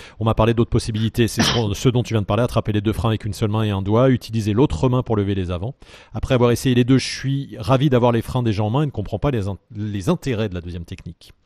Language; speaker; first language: French; native; French